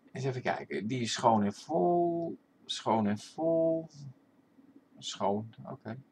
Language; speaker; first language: Dutch; native; Dutch